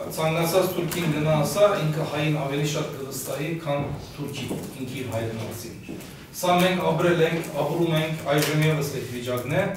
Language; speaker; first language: Armenian; early bilingual, heritage; Armenian